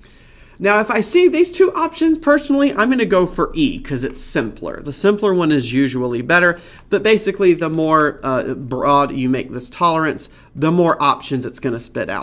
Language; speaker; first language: English; native; English